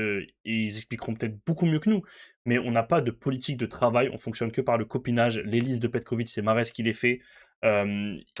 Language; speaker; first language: French; native; French